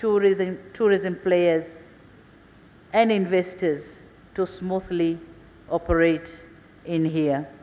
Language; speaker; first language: English; non-native, local second language; Swahili